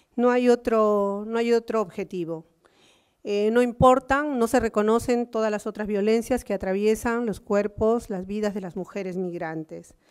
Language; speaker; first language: Spanish; native; Spanish